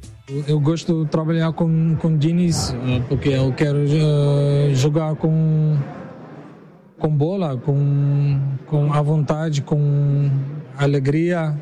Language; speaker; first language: Portuguese; non-native, learner; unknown